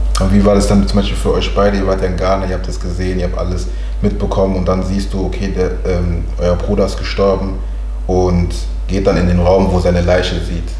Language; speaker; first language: German; early bilingual, other home language; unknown